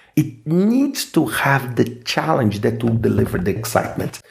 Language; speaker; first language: English; non-native, fluent; Portuguese